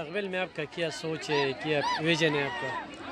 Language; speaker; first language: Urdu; non-native, local second language; Pashto